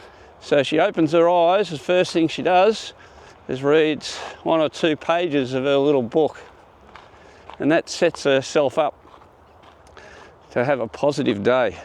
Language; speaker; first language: English; native; English